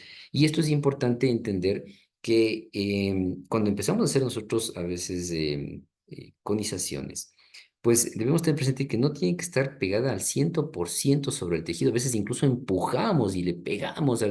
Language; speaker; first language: Spanish; native; Spanish